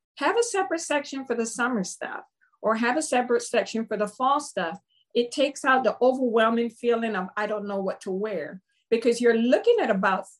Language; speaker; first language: English; non-native, fluent; Spanish